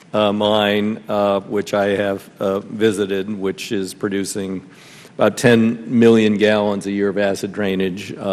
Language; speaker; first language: English; native; English